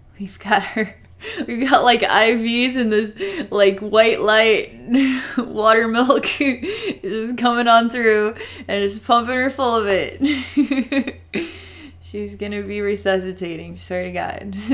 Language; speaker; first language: English; native; English